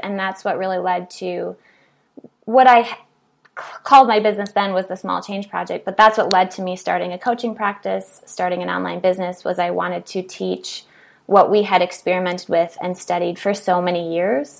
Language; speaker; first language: English; native; English